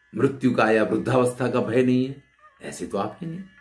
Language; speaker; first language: Hindi; native; Hindi